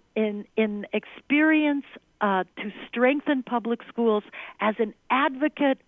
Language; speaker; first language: English; early bilingual, other home language; Spanish